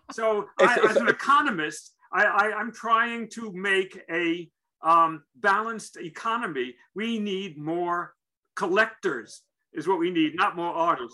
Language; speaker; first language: English; native; English